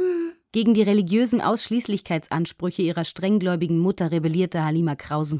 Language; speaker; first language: German; native; German